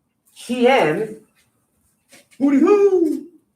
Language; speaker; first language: Spanish; non-native, fluent; English